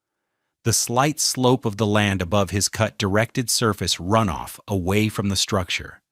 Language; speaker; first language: English; native; English